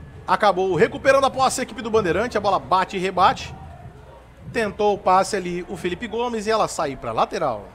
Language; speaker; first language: Portuguese; native; Portuguese